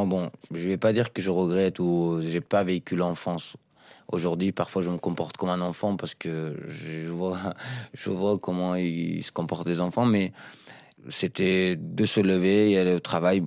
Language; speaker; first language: French; non-native, fluent; Persian